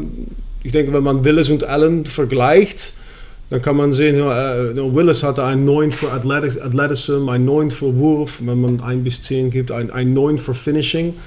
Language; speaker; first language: German; non-native, fluent; Dutch